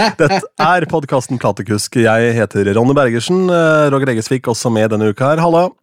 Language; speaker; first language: Norwegian; native; Norwegian